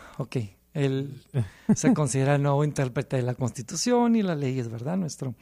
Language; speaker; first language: Spanish; early bilingual, heritage; Spanish